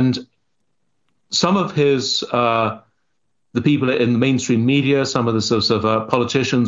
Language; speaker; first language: English; native; English